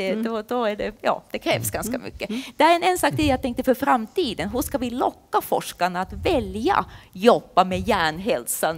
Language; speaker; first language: Swedish; non-native, fluent; Finnish